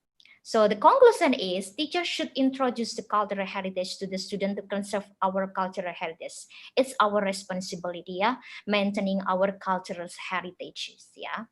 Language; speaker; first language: English; non-native, fluent; Indonesian